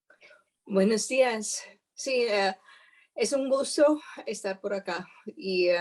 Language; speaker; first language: Spanish; non-native, fluent; German